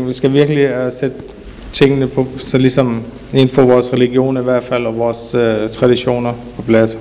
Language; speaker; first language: Danish; early bilingual, other home language; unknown